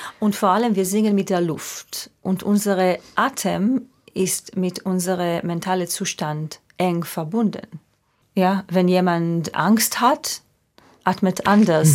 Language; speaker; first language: German; non-native, fluent; Hebrew